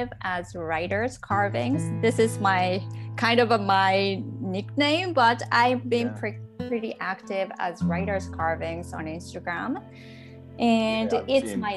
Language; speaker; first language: English; non-native, fluent; Japanese